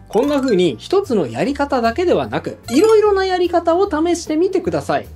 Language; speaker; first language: Japanese; native; Japanese